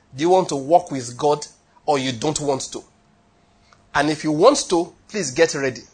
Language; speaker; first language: English; non-native, local second language; Yoruba